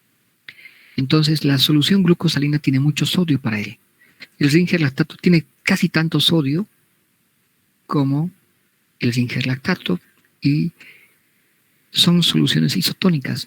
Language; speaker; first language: Spanish; native; Spanish